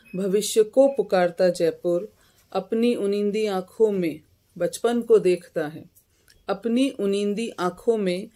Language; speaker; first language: Hindi; native; Hindi